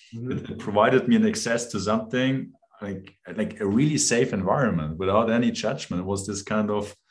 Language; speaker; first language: English; non-native, fluent; German